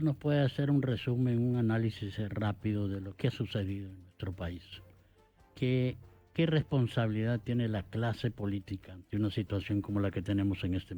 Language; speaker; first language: Spanish; native; Spanish